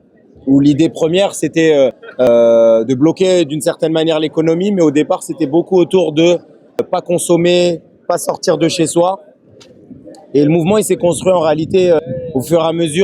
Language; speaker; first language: French; native; French